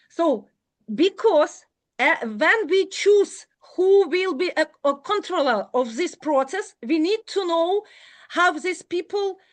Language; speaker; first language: English; non-native, learner; Ukrainian